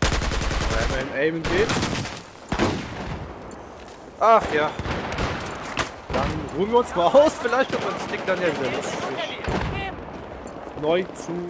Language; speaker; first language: German; native; German